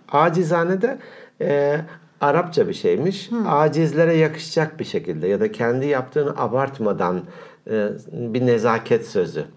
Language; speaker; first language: Turkish; native; Turkish